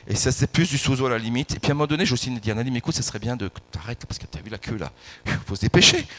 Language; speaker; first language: French; native; French